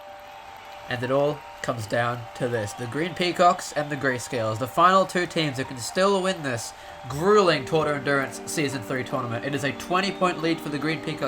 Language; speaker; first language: English; native; English